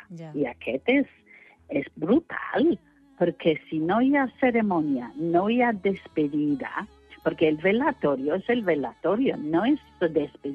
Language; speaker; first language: Catalan; non-native, fluent; English